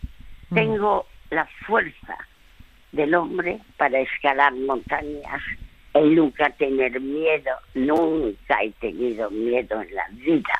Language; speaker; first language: Spanish; early bilingual, other home language; French